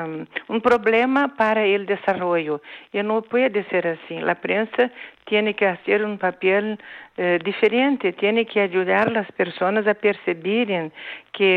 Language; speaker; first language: Spanish; non-native, fluent; Portuguese